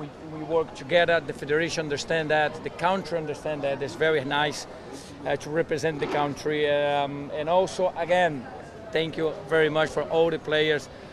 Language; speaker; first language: English; non-native, fluent; Portuguese